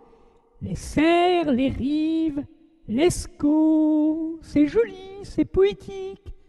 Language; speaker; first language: French; native; French